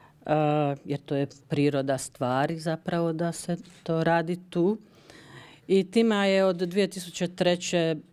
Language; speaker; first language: Croatian; early bilingual, heritage; Croatian